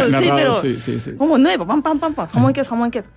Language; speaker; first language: Spanish; non-native, learner; Japanese